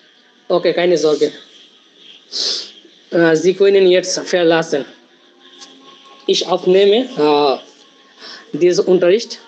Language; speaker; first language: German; non-native, learner; Bangla